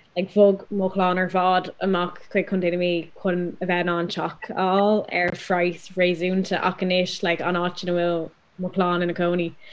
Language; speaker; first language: Irish; non-native, local second language; English